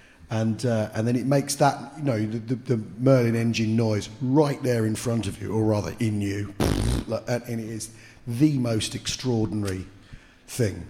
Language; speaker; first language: English; native; English